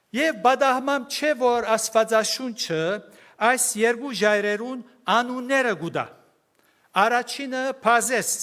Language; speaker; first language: Armenian; early bilingual, heritage; Armenian